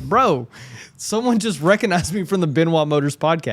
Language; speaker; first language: English; native; English